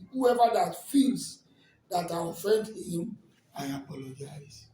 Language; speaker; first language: English; non-native, local second language; Yoruba